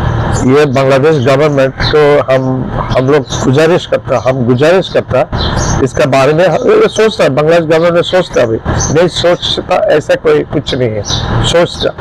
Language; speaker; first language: Hindi; non-native, learner; Bangla